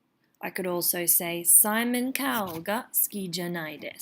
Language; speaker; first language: Japanese; non-native, fluent; English